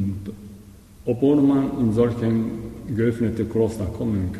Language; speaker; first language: German; non-native, learner; Japanese